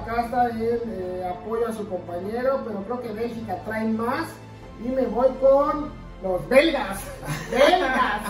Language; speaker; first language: Spanish; native; Spanish